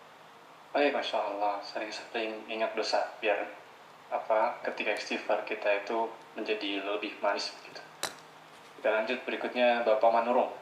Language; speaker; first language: Malay; native; Malay